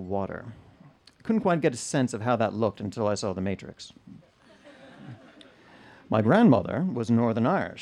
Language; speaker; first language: English; native; English